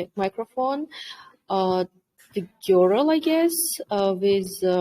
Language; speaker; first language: English; non-native, fluent; Kyrgyz